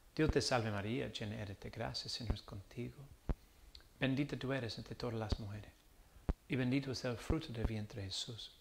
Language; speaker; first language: Spanish; non-native, learner; English